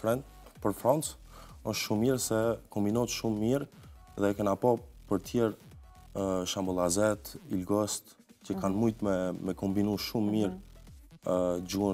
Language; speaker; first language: Albanian; early bilingual, heritage; Albanian